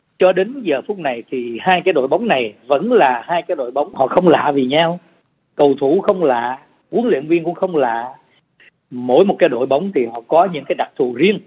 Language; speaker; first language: Vietnamese; native; Vietnamese